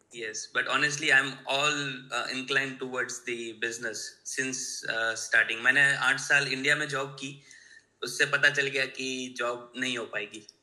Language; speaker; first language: Hindi; non-native, local second language; Gujarati